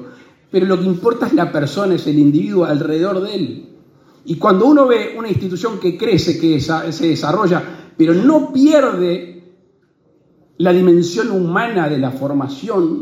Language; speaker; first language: Spanish; native; Spanish